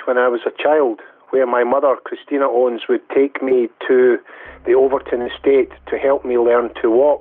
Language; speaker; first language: English; native; English